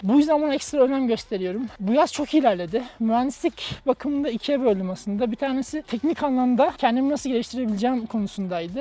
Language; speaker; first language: Turkish; native; Turkish